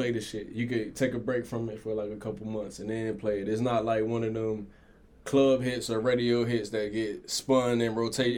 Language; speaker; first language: English; native; English